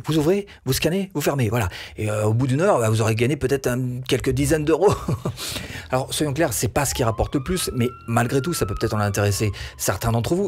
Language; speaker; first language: French; native; French